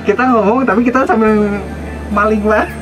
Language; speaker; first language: Indonesian; native; Indonesian